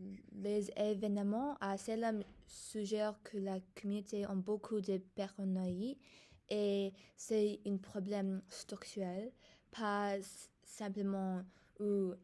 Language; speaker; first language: French; non-native, learner; English